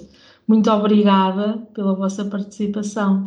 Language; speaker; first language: Portuguese; native; Portuguese